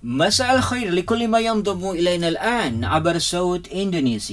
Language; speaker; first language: Arabic; non-native, fluent; Indonesian